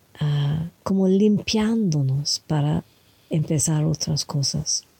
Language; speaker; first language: Spanish; non-native, fluent; French